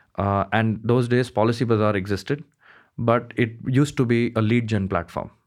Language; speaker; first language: English; non-native, local second language; Hindi